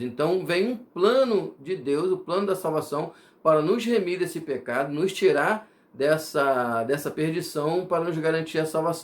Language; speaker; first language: Portuguese; native; Portuguese